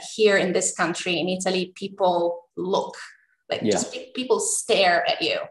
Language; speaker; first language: English; non-native, fluent; Italian